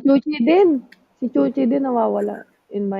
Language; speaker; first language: Filipino; native; Filipino